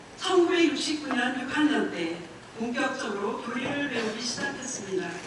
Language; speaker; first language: Korean; native; Korean